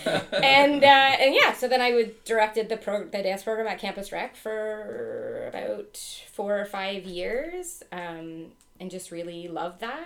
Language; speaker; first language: English; native; English